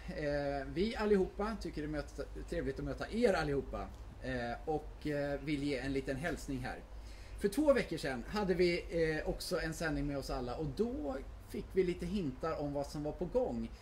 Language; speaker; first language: Swedish; native; Swedish